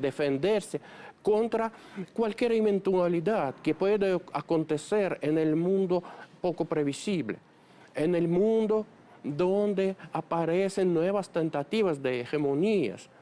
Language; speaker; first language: Spanish; non-native, fluent; Russian